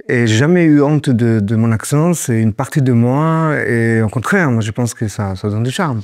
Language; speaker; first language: French; non-native, fluent; Hebrew